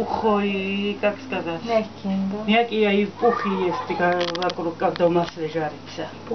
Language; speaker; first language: Russian; non-native, fluent; Georgian